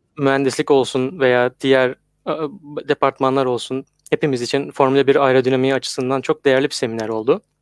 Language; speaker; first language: Turkish; native; Turkish